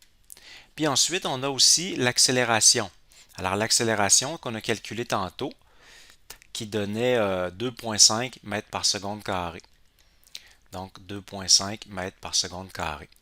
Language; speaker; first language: French; native; French